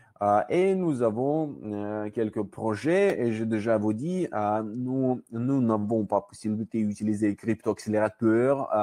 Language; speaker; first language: French; non-native, learner; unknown